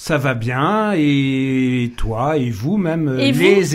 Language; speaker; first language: French; native; French